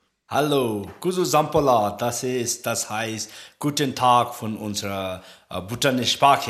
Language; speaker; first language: German; non-native, learner; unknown